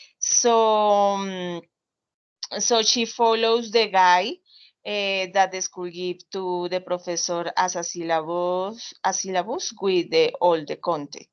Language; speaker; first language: English; non-native, learner; Spanish